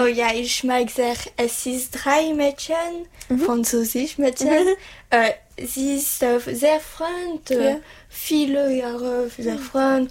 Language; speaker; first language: German; non-native, learner; French